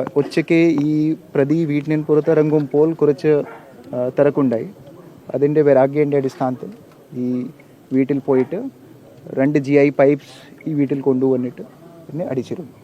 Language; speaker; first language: Malayalam; non-native, learner; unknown